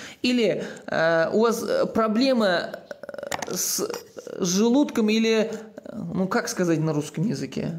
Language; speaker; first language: Russian; non-native, local second language; Uzbek